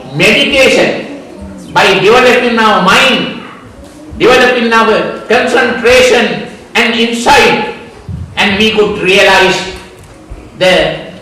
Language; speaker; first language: English; non-native, local second language; Sinhala